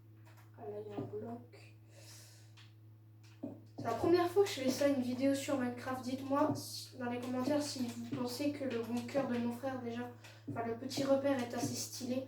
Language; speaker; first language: French; native; French